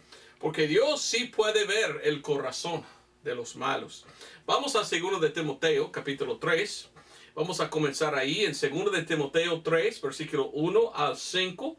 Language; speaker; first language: Spanish; non-native, fluent; English